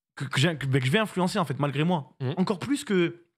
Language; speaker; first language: French; native; French